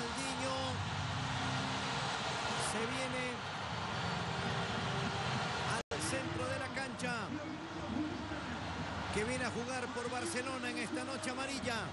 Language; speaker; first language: Spanish; native; Spanish